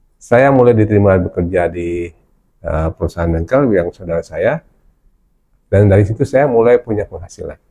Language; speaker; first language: Indonesian; non-native, local second language; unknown